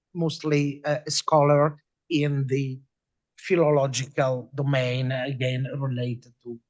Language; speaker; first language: English; non-native, fluent; Italian